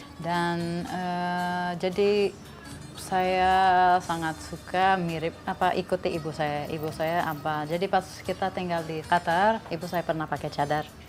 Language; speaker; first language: Indonesian; non-native, fluent; English